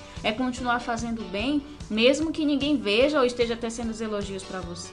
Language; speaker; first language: Portuguese; native; Portuguese